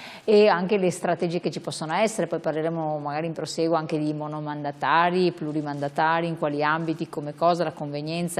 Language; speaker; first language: Italian; native; Italian